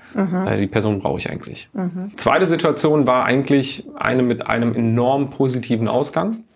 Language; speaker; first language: German; native; German